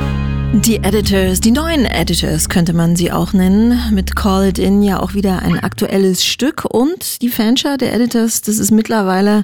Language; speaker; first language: German; native; German